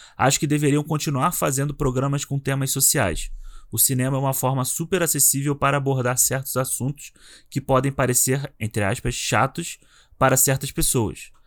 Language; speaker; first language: Portuguese; native; Portuguese